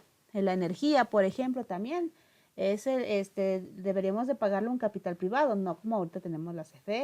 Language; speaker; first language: Spanish; native; Spanish